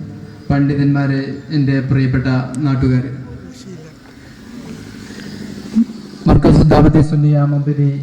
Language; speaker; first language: Malayalam; native; Malayalam